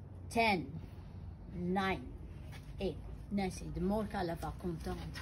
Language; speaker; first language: Portuguese; native; Portuguese